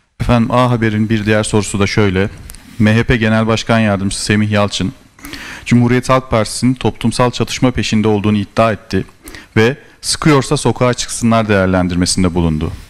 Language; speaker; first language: Turkish; native; Turkish